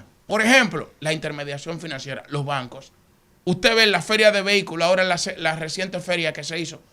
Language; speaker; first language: Spanish; native; Spanish